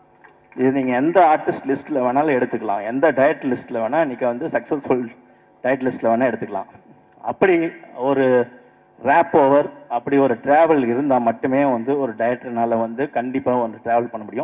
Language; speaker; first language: Tamil; native; Tamil